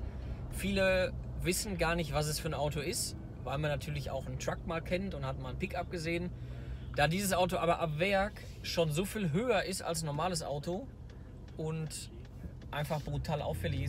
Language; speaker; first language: German; native; German